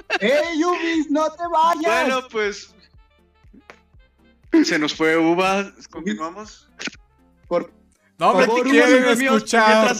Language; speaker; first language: Spanish; native; Spanish